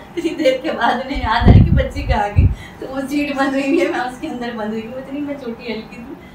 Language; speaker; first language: Urdu; native; Urdu